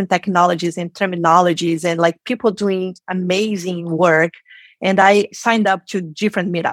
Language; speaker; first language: English; non-native, fluent; Portuguese